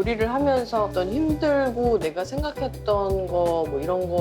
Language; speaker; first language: Korean; native; Korean